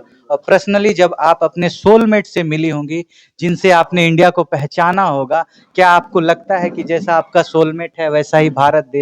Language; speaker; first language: Hindi; native; Hindi